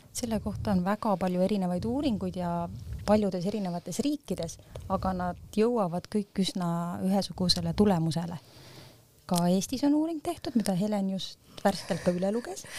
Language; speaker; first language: Estonian; native; Estonian